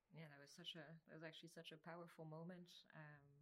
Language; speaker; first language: English; non-native, fluent; French